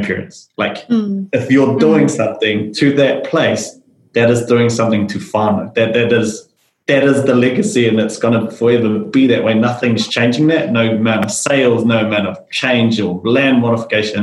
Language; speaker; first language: English; native; English